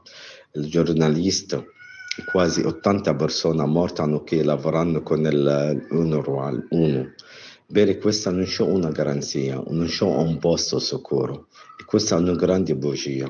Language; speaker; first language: Italian; non-native, learner; Arabic